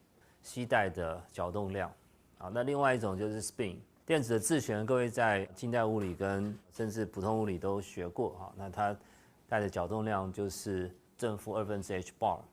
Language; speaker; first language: Chinese; native; Chinese